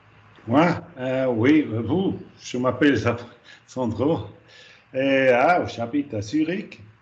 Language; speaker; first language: French; non-native, learner; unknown